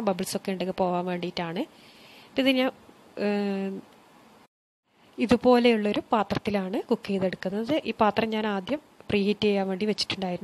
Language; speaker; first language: Malayalam; native; Malayalam